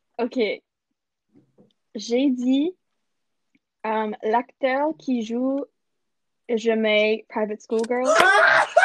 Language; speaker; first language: French; non-native, learner; English